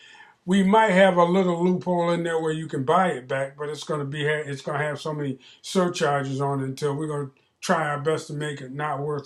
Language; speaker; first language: English; native; English